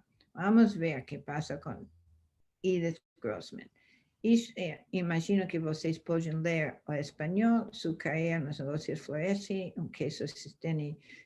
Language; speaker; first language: Portuguese; non-native, fluent; English